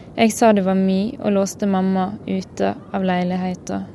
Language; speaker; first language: Norwegian; native; Norwegian